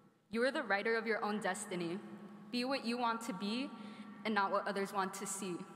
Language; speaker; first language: English; early bilingual, other home language; Spanish